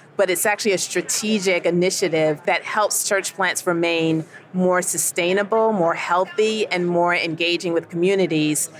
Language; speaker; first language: English; native; English